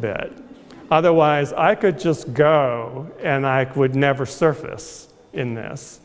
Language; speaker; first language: English; native; English